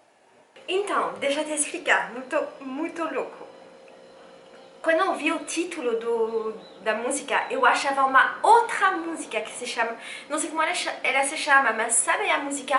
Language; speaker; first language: Portuguese; non-native, fluent; French